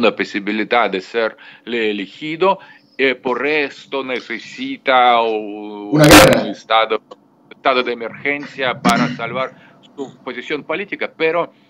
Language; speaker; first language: Spanish; non-native, fluent; Russian